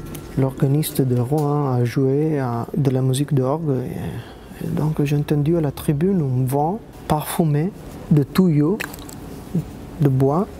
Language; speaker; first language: French; non-native, fluent; Italian